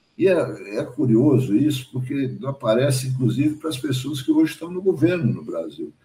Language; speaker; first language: Portuguese; early bilingual, other home language; German